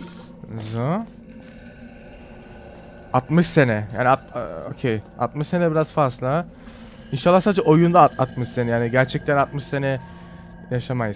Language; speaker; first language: Turkish; early bilingual, heritage; Turkish